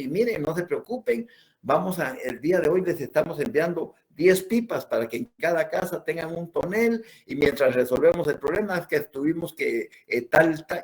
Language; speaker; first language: Spanish; native; Spanish